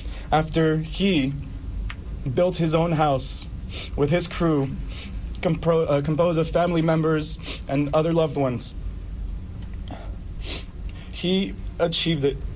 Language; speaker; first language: English; early bilingual, other home language; Spanish